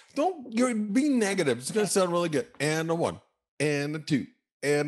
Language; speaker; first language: English; native; English